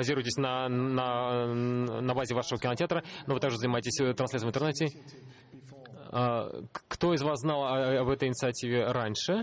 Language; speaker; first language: Russian; native; Russian